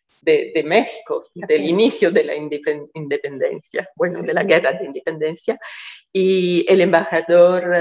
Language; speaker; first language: Spanish; non-native, fluent; Italian